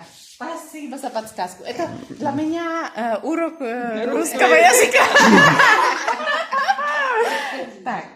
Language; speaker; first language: Russian; non-native, learner; Czech